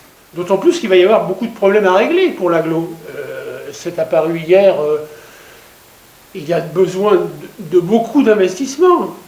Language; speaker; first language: French; native; French